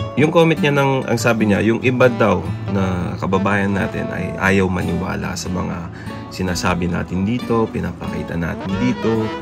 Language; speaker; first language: Filipino; native; Filipino